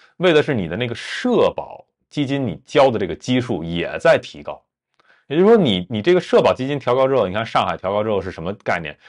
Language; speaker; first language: Chinese; native; Chinese